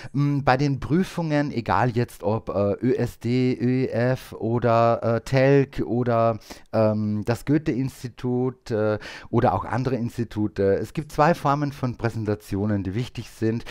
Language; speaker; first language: German; native; German